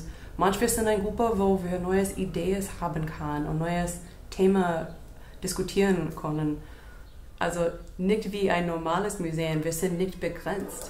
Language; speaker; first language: German; non-native, fluent; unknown